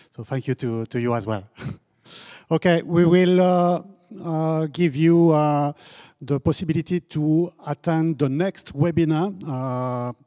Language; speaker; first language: English; non-native, fluent; French